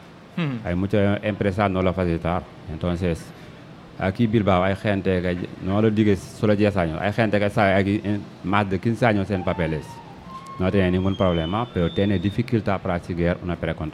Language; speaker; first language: Spanish; non-native, learner; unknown